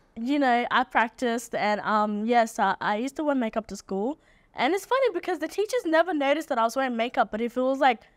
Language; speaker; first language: English; native; English